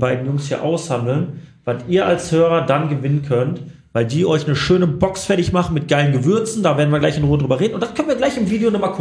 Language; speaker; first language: German; native; German